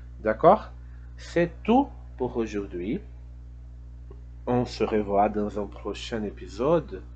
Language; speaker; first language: French; non-native, fluent; Portuguese